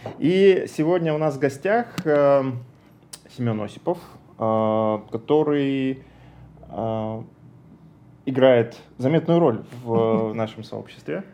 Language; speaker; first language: Russian; native; Russian